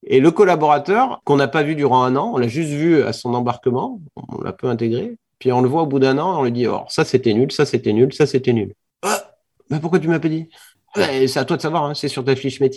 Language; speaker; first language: French; native; French